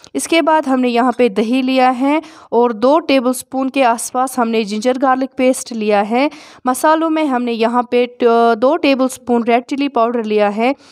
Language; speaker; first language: Urdu; non-native, local second language; Kashmiri